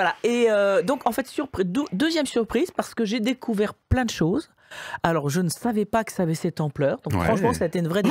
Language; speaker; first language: French; native; French